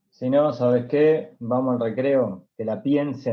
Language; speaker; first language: Spanish; native; Spanish